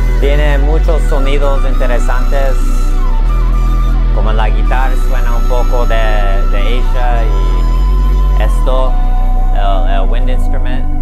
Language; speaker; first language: Spanish; non-native, learner; English